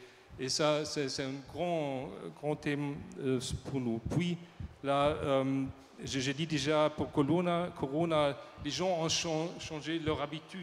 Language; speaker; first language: French; non-native, learner; German